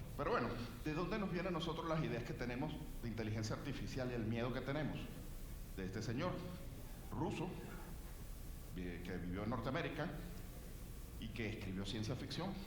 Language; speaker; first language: Spanish; native; Spanish